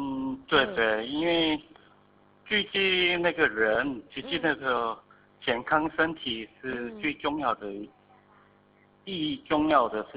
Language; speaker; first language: Chinese; non-native, fluent; Korean